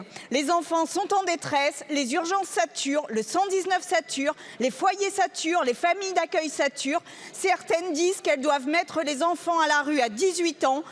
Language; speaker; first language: French; native; French